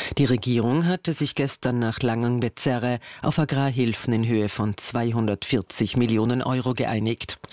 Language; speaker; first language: German; native; German